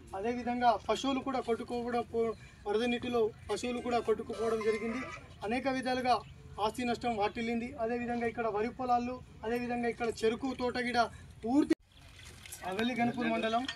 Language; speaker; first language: Telugu; non-native, local second language; Lambadi